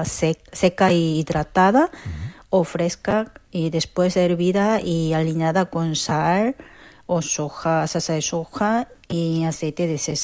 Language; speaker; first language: Spanish; non-native, fluent; Korean